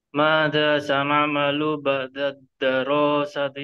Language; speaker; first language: Arabic; non-native, learner; Indonesian